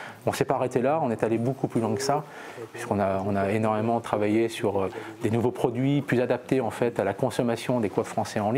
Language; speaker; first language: French; native; French